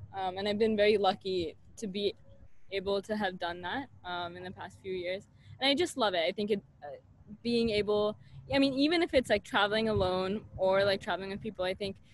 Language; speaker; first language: English; native; English